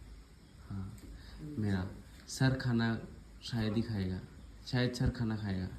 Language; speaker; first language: Hindi; native; Hindi